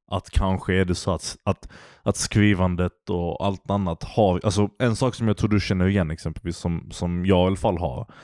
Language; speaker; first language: Swedish; native; Swedish